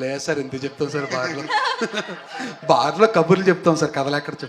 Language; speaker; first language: Telugu; native; Telugu